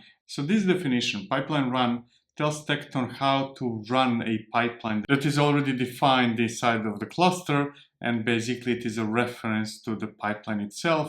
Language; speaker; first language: English; non-native, fluent; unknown